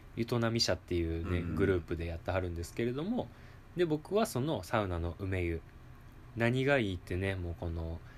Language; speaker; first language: Japanese; native; Japanese